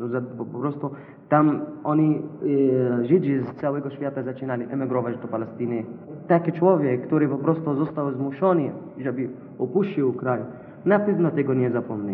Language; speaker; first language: Polish; non-native, fluent; Arabic